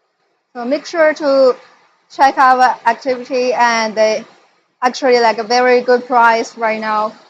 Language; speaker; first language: English; non-native, fluent; Chinese